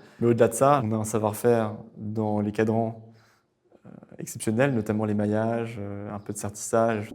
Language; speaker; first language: French; native; French